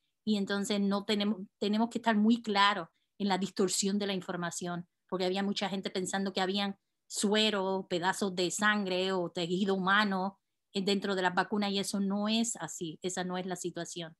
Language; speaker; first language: Spanish; native; Spanish